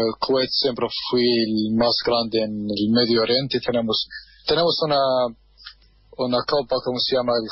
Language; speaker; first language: Spanish; non-native, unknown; Arabic